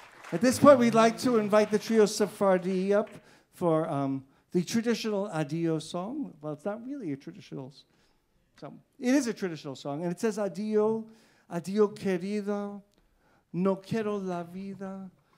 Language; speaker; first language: English; native; English